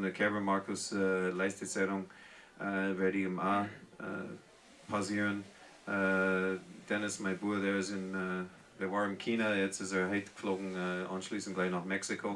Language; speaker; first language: German; non-native, fluent; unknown